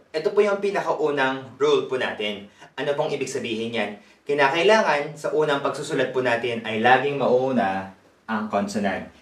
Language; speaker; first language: Filipino; non-native, fluent; Korean